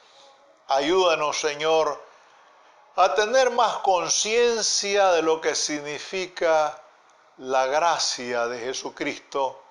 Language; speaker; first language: Spanish; native; Spanish